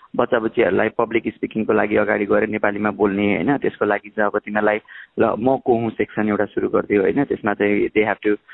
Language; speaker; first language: Nepali; native; Nepali